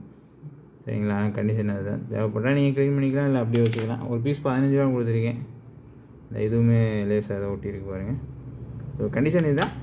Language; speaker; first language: Tamil; native; Tamil